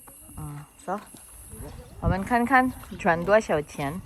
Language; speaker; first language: Chinese; non-native, learner; Filipino